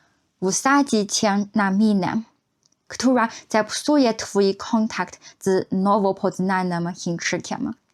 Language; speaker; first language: Polish; non-native, fluent; Chinese